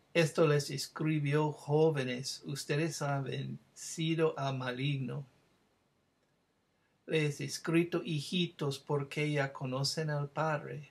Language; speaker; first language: Spanish; non-native, fluent; English